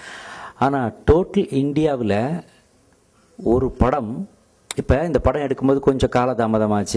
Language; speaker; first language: Tamil; native; Tamil